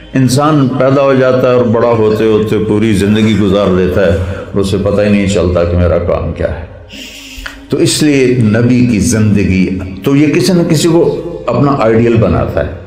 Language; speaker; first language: Urdu; non-native, local second language; Punjabi